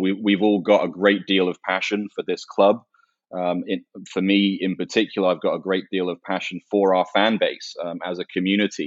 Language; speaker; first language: English; native; English